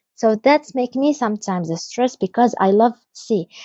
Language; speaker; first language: English; non-native, fluent; Arabic